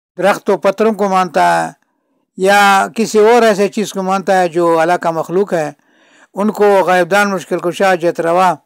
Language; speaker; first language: Urdu; non-native, local second language; Pashto